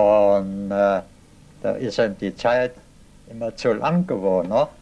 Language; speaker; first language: German; early bilingual, heritage; German